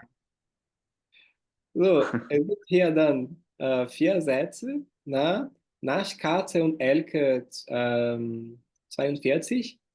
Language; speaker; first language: German; non-native, fluent; Portuguese